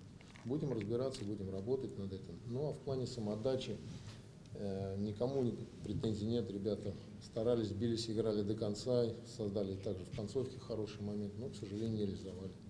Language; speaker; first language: Russian; native; Russian